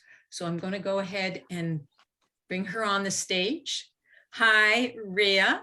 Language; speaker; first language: English; native; English